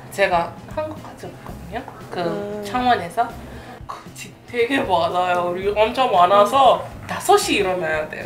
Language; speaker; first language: Korean; non-native, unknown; English